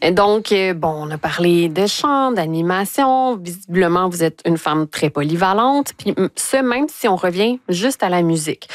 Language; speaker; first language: French; native; French